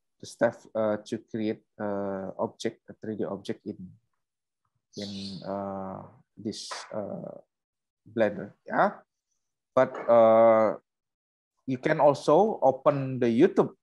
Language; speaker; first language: English; non-native, learner; Indonesian